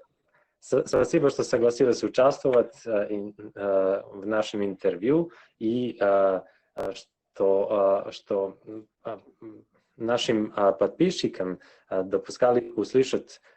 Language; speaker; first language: Russian; non-native, local second language; Serbian